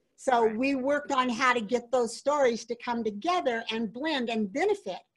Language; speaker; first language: English; native; English